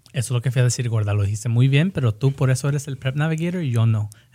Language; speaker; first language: Spanish; early bilingual, heritage; Spanish